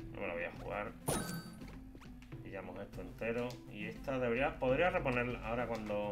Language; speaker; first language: Spanish; native; Spanish